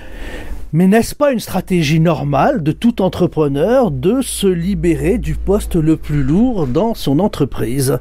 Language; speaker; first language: French; native; French